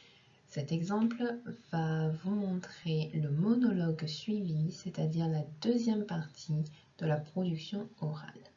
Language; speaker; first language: French; non-native, fluent; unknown